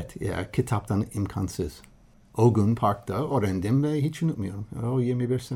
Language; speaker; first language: Turkish; non-native, learner; English